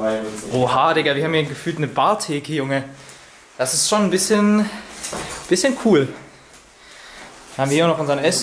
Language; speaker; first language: German; native; German